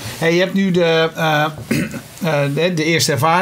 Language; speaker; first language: Dutch; native; Dutch